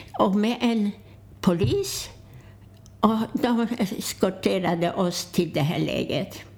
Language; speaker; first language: Swedish; non-native, fluent; Polish